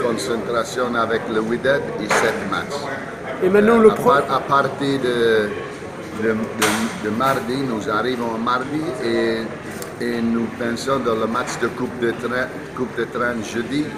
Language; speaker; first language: French; non-native, learner; English